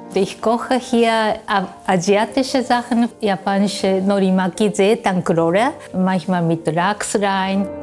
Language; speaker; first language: German; non-native, fluent; Japanese